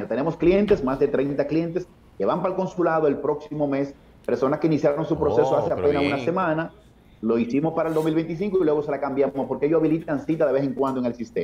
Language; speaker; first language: Spanish; native; Spanish